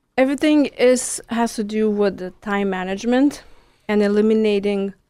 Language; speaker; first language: English; non-native, fluent; Lithuanian